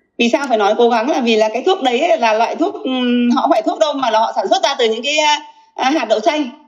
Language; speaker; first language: Vietnamese; native; Vietnamese